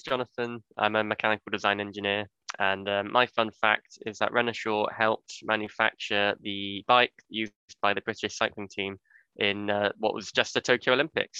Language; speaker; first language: English; native; English